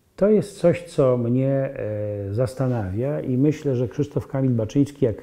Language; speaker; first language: Polish; native; Polish